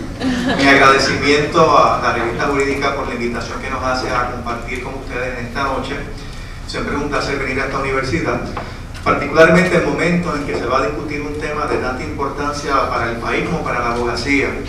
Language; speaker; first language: Spanish; native; Spanish